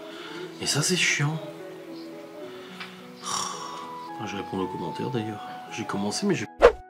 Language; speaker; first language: French; native; French